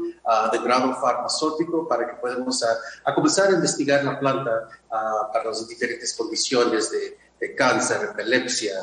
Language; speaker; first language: Spanish; non-native, fluent; English